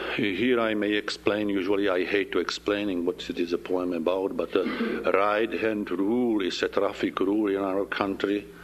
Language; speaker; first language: English; non-native, fluent; Czech